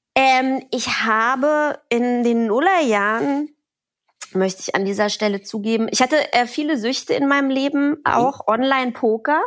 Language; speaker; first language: German; native; German